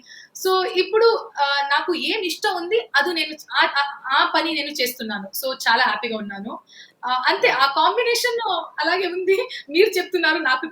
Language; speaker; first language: Telugu; non-native, local second language; Kannada